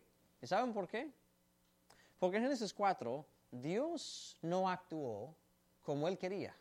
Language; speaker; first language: Spanish; native; Spanish